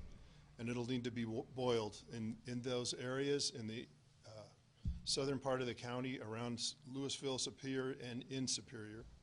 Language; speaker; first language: English; native; English